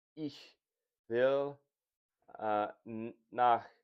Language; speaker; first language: German; non-native, learner; English